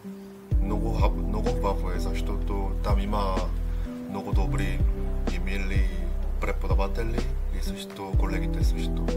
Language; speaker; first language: Bulgarian; non-native, learner; Korean